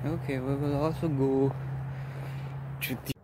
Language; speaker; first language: English; non-native, learner; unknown